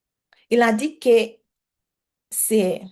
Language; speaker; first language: French; non-native, learner; English